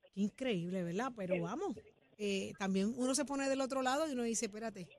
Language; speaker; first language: Spanish; native; Spanish